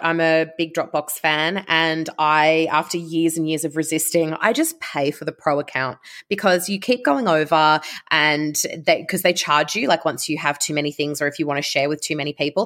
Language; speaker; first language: English; native; English